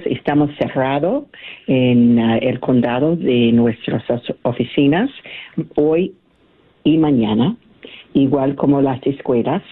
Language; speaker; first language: Spanish; early bilingual, heritage; Spanish